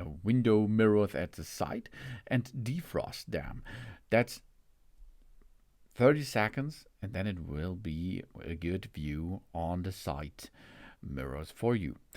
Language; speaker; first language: English; non-native, fluent; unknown